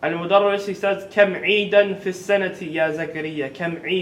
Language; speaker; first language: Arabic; non-native, fluent; English